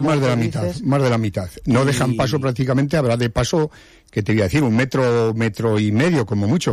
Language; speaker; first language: Spanish; native; Spanish